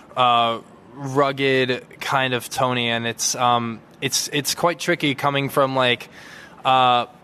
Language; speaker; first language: English; native; English